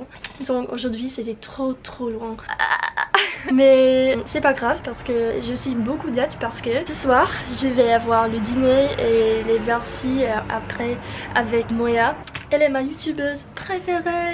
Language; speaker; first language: French; non-native, learner; English